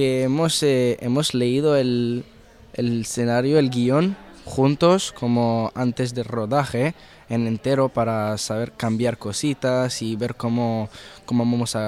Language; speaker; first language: Spanish; early bilingual, heritage; Arabic